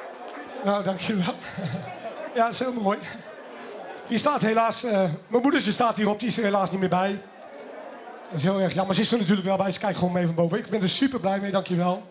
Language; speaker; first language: Dutch; native; Dutch